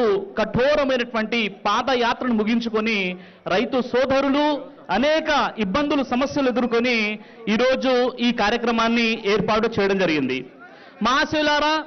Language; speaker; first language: Telugu; native; Telugu